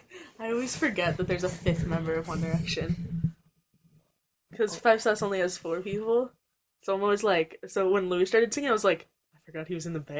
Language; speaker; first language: English; native; English